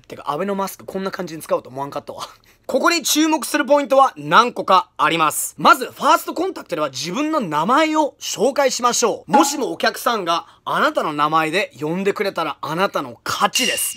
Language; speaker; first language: Japanese; early bilingual, heritage; Japanese